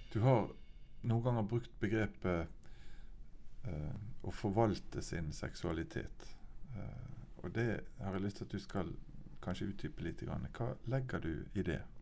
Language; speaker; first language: Norwegian; native; Norwegian